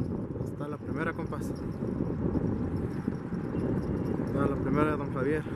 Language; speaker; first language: Spanish; native; Spanish